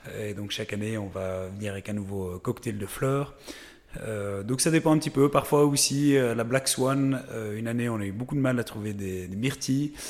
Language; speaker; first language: French; native; French